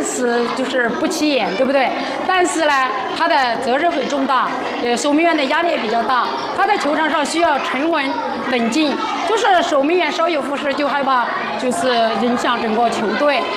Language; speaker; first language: Chinese; native; Chinese